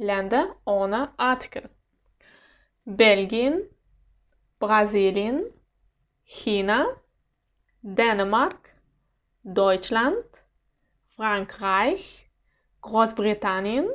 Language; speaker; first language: German; non-native, fluent; Uzbek